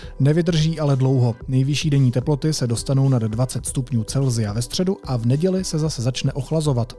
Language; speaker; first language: Czech; native; Czech